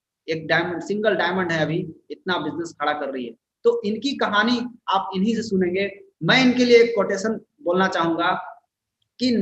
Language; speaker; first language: Hindi; native; Hindi